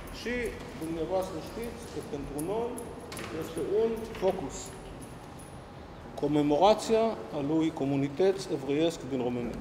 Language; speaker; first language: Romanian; early bilingual, heritage; Hebrew